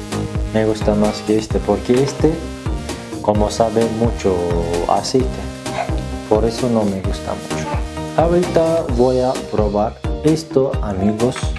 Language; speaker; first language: Spanish; non-native, learner; Turkish